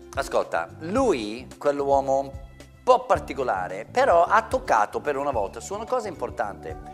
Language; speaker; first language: Italian; non-native, fluent; English